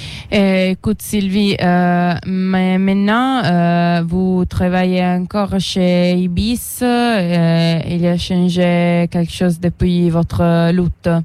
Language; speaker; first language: French; non-native, learner; Italian